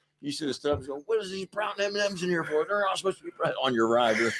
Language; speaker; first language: English; native; English